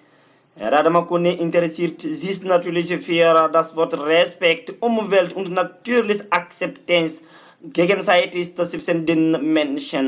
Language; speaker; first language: German; non-native, learner; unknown